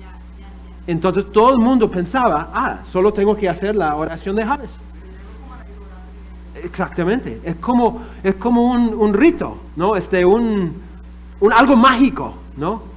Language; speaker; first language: Spanish; non-native, fluent; English